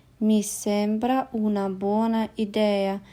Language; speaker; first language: Italian; non-native, fluent; Ukrainian